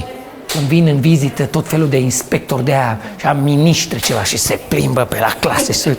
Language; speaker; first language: Romanian; native; Romanian